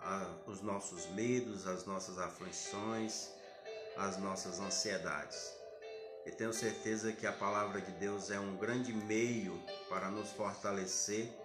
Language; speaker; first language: Portuguese; native; Portuguese